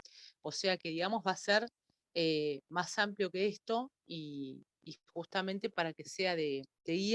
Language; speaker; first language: Spanish; native; Spanish